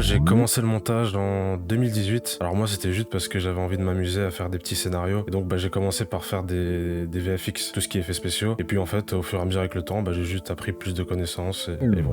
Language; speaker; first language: French; native; French